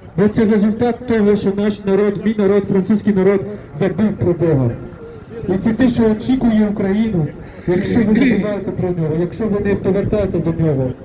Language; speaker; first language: Ukrainian; non-native, fluent; French